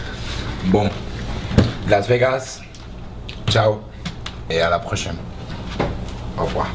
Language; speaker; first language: French; non-native, learner; Spanish